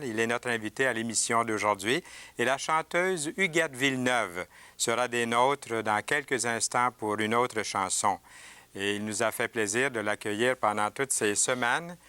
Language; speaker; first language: French; native; French